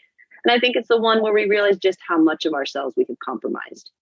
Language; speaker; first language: English; native; English